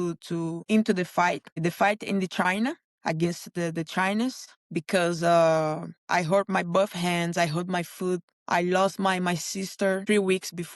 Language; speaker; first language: English; non-native, learner; Portuguese